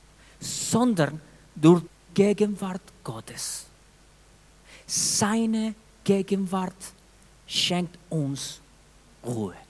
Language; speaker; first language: German; non-native, fluent; Spanish